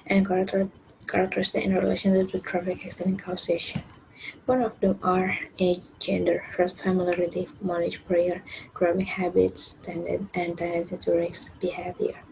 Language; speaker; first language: English; non-native, learner; Indonesian